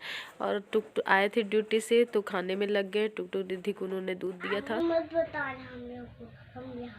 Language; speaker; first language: Hindi; native; Hindi